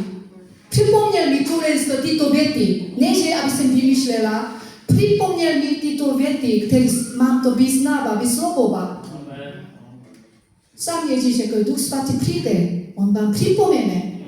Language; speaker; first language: Czech; non-native, fluent; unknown